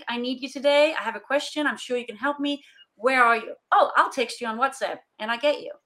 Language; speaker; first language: English; non-native, fluent; Danish